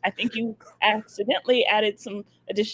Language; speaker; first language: English; native; English